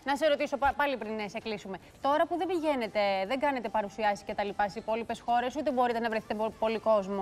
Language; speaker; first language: Greek; native; Greek